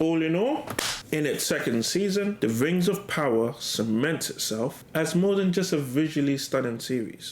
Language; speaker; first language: English; native; English